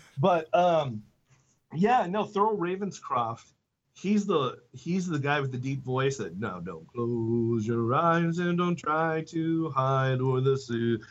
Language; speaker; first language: English; native; English